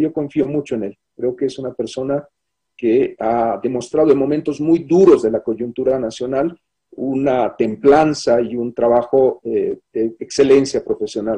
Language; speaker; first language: Spanish; native; Spanish